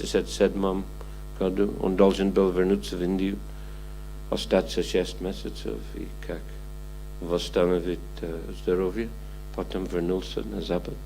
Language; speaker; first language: Russian; non-native, fluent; English